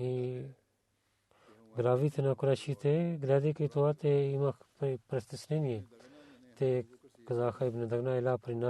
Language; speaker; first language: Bulgarian; non-native, learner; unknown